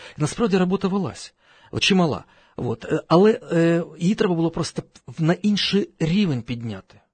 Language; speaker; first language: Ukrainian; non-native, local second language; Russian